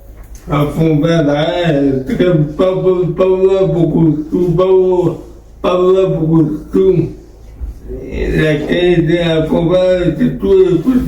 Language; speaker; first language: French; non-native, learner; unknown